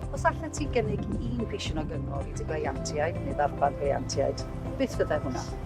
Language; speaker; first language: Welsh; native; Welsh